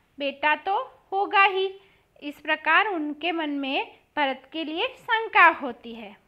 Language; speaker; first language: Hindi; non-native, local second language; Gujarati